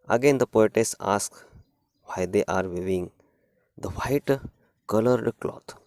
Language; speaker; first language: English; non-native, local second language; Marathi